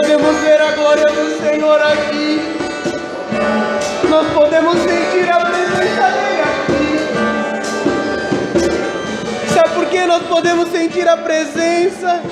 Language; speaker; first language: Portuguese; native; Portuguese